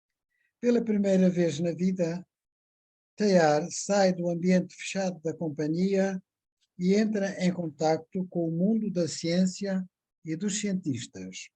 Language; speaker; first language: Portuguese; native; Portuguese